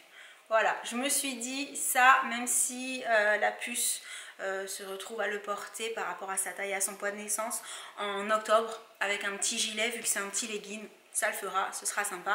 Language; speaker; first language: French; native; French